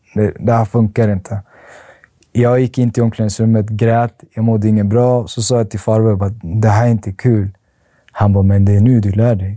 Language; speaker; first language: Swedish; early bilingual, other home language; Arabic